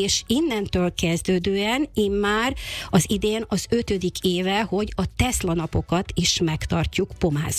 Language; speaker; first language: Hungarian; native; Hungarian